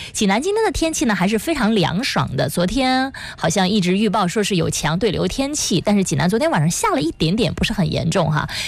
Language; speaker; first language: Chinese; native; Chinese